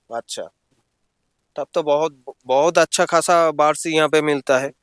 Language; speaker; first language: Hindi; non-native, local second language; Bangla